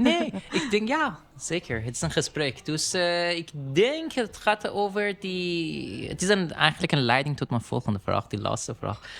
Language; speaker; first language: Dutch; non-native, learner; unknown